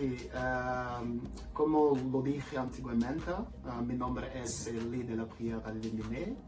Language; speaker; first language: Spanish; non-native, learner; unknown